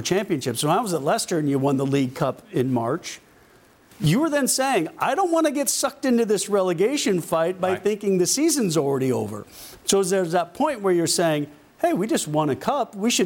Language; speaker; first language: English; native; English